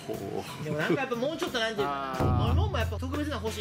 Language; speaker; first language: Japanese; native; Japanese